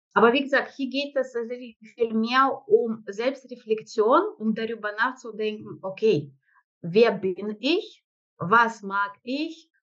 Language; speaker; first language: German; non-native, fluent; Russian